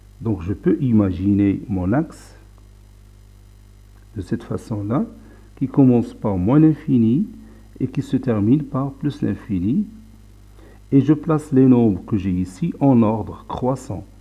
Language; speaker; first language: French; non-native, local second language; Arabic